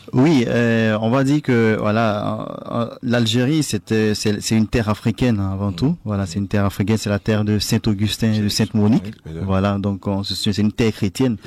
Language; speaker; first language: French; non-native, local second language; Baoulé